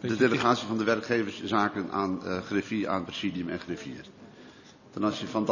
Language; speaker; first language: Dutch; native; Dutch